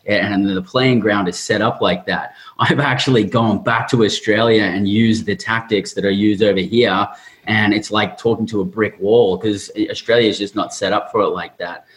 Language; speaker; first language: English; native; English